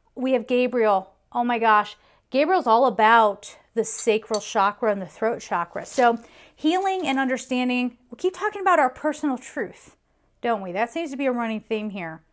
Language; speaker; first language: English; native; English